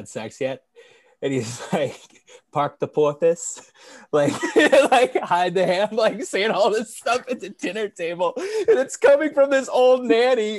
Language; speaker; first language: English; native; English